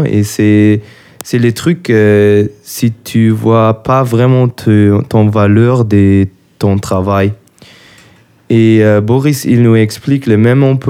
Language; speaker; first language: French; non-native, learner; German